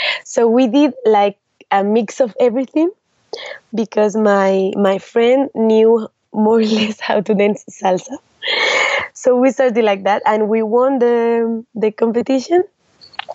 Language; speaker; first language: English; non-native, fluent; Spanish